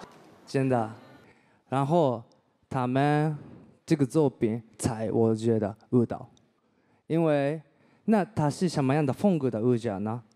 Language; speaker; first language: Chinese; non-native, learner; Japanese